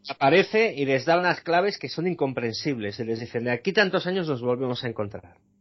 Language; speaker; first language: Spanish; native; Spanish